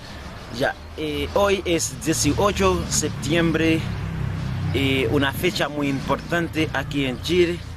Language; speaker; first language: Spanish; non-native, learner; Haitian Creole